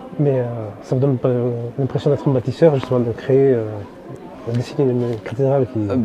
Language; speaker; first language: French; native; French